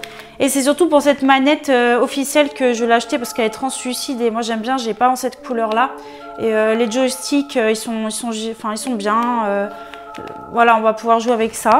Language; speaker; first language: French; native; French